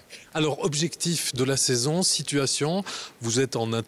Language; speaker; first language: French; native; French